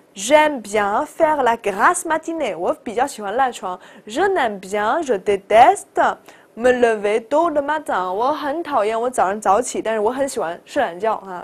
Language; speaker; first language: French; non-native, fluent; Chinese